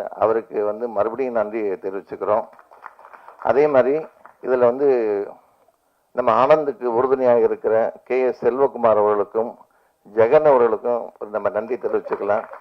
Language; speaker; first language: Tamil; native; Tamil